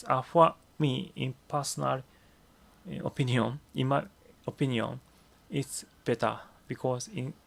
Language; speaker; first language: English; non-native, learner; Japanese